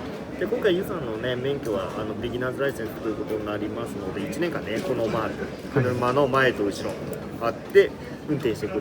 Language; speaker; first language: Japanese; native; Japanese